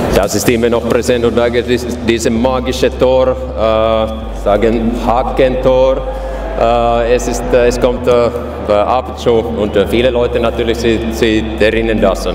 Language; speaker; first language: German; non-native, fluent; Finnish